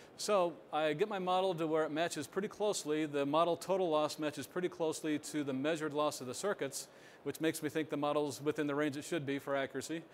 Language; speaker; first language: English; native; English